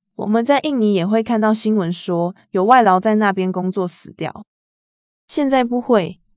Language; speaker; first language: Chinese; non-native, fluent; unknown